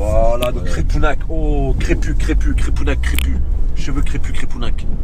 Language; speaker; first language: French; native; French